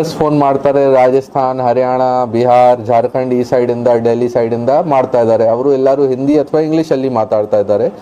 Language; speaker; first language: Kannada; non-native, local second language; Hindi